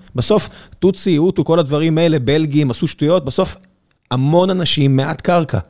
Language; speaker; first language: Hebrew; native; Hebrew